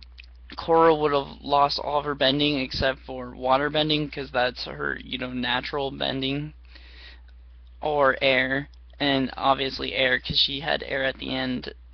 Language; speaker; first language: English; native; English